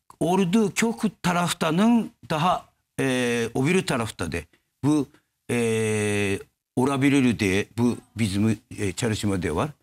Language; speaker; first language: Turkish; non-native, learner; Japanese